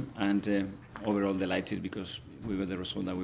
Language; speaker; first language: English; non-native, fluent; Spanish